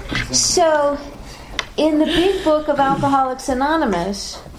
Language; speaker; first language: English; native; English